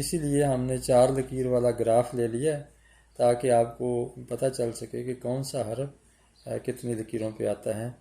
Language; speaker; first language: Urdu; native; Urdu